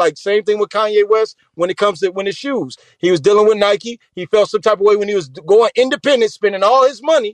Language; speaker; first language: English; native; English